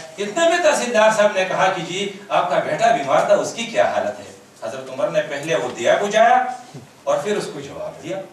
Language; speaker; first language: Urdu; non-native, local second language; Pashto